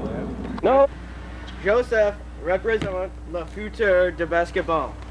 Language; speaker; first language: French; non-native, learner; English